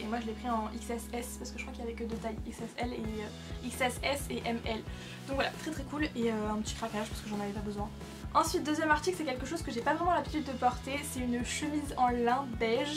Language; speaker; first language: French; native; French